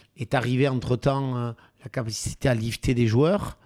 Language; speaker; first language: French; native; French